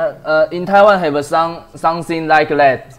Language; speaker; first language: English; non-native, learner; Chinese